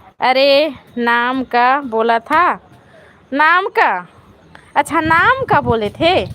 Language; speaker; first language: Hindi; native; Hindi